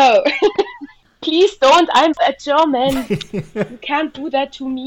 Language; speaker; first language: English; non-native, fluent; German